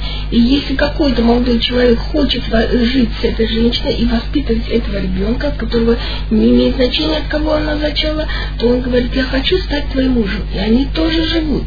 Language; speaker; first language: Russian; native; Russian